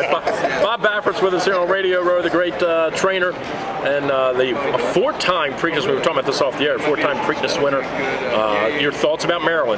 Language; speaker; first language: English; native; English